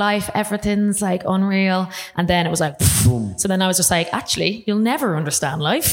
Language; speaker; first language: English; native; English